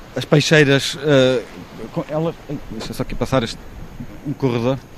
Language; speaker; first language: Portuguese; native; Portuguese